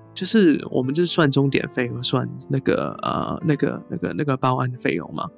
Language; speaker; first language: Chinese; non-native, local second language; Cantonese